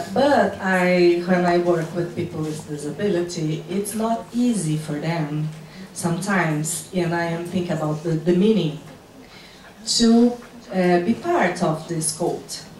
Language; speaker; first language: English; non-native, fluent; Portuguese